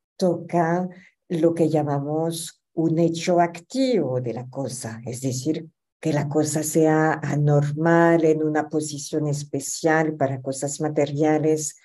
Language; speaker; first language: Spanish; non-native, fluent; French